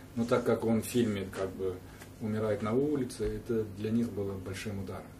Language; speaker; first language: Russian; non-native, local second language; Kazakh